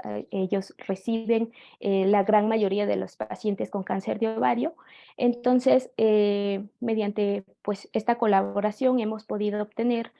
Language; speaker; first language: Spanish; native; Spanish